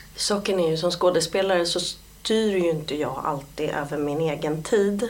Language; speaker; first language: Swedish; early bilingual, other home language; Polish